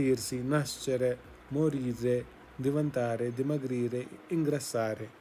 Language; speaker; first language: Italian; non-native, fluent; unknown